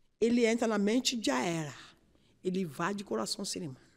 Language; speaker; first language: Portuguese; non-native, learner; Yoruba